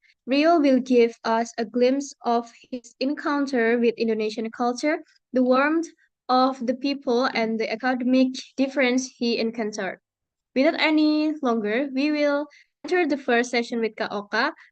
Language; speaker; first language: English; non-native, learner; Indonesian